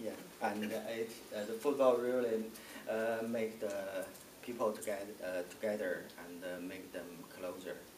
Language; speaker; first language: English; non-native, learner; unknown